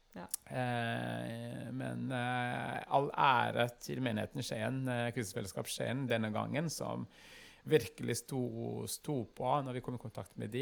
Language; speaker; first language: Norwegian; non-native, fluent; Kinyarwanda